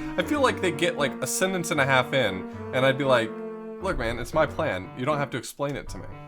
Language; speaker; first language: English; native; English